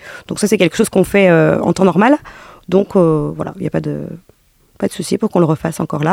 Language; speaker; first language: French; native; French